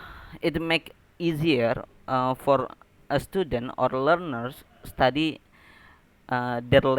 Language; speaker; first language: English; non-native, learner; Indonesian